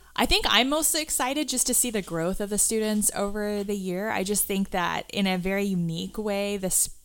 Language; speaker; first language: English; native; English